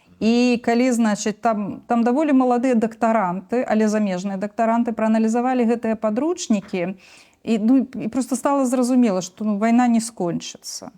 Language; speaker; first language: Belarusian; native; Belarusian